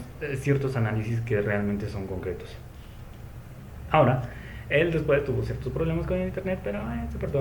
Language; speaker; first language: Spanish; native; Spanish